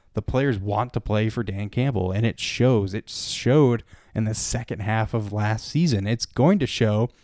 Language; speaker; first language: English; native; English